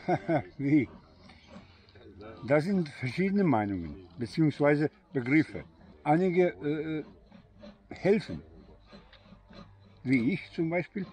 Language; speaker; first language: German; non-native, fluent; Bosnian